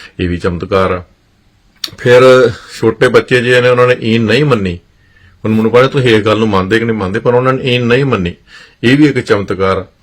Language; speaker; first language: Punjabi; native; Punjabi